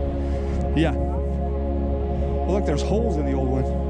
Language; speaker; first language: English; native; English